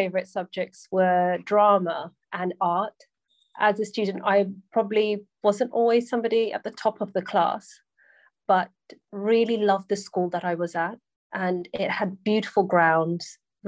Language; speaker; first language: English; native; English